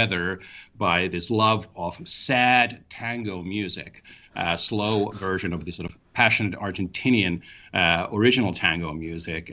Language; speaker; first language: English; non-native, fluent; Finnish